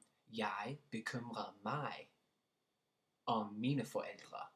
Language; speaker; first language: Danish; non-native, learner; English